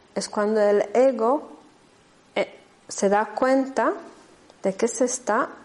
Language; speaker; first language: Spanish; non-native, fluent; German